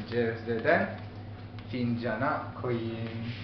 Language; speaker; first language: Turkish; non-native, learner; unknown